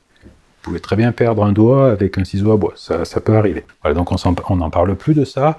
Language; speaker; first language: French; native; French